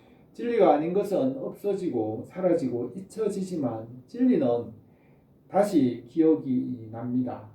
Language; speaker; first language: Korean; native; Korean